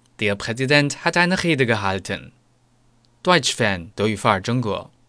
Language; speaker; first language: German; non-native, fluent; Chinese